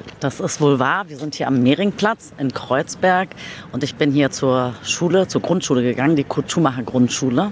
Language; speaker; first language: German; early bilingual, other home language; Turkish